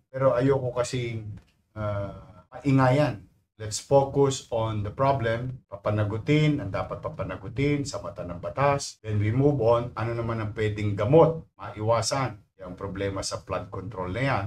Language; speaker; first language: Filipino; native; Filipino